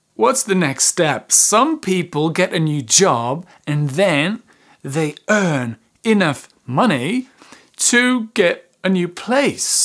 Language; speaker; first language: English; non-native, fluent; French